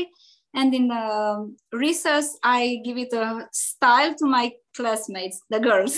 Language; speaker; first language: English; non-native, learner; Romanian